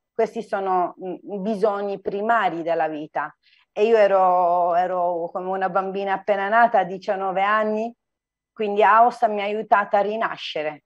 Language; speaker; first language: Italian; non-native, fluent; Turkish